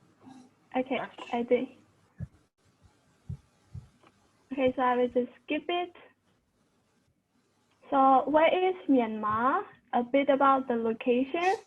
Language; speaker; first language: English; non-native, fluent; Burmese